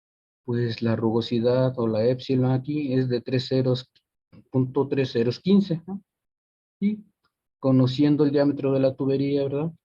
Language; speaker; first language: Spanish; native; Spanish